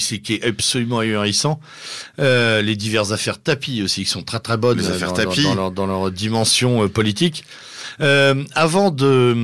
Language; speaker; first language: French; native; French